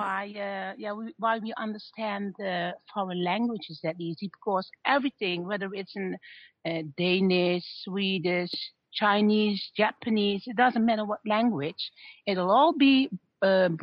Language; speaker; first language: English; non-native, fluent; Dutch